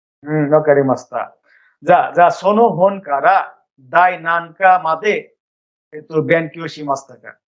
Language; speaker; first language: Japanese; non-native, fluent; Bangla